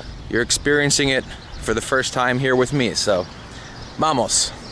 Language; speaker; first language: English; native; English